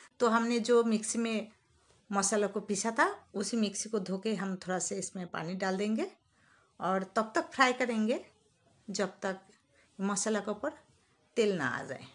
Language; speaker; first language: Hindi; native; Hindi